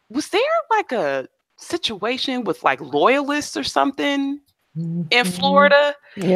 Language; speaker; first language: English; native; English